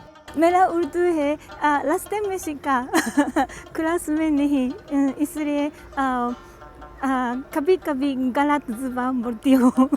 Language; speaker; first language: Hindi; non-native, learner; Japanese